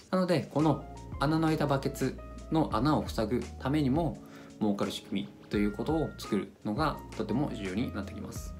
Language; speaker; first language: Japanese; native; Japanese